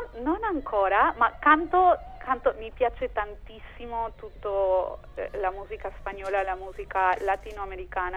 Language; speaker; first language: Italian; non-native, fluent; Spanish